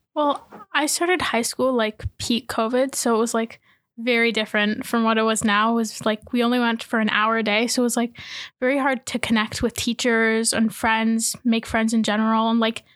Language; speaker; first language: English; native; English